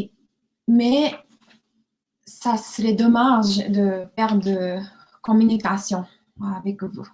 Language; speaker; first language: French; non-native, learner; Japanese